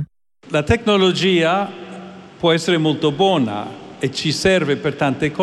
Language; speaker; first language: Italian; non-native, fluent; English